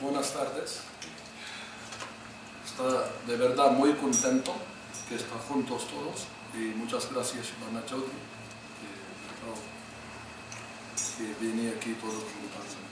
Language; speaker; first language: Spanish; non-native, learner; Urdu